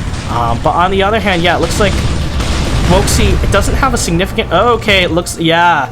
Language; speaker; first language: English; native; English